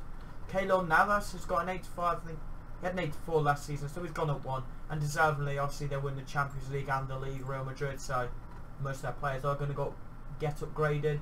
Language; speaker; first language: English; native; English